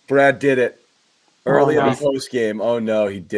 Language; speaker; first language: English; native; English